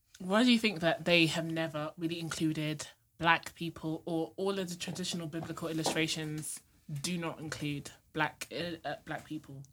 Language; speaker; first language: English; native; English